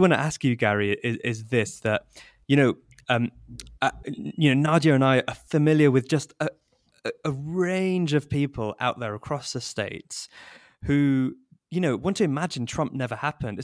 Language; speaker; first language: English; native; English